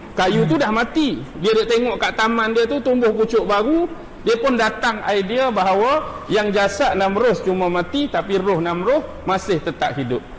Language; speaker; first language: Malay; native; Malay